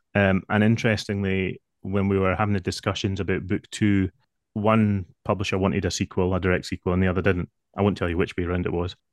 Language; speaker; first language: English; native; English